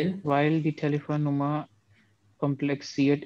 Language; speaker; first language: German; non-native, learner; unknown